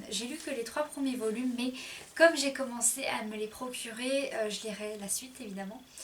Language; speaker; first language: French; native; French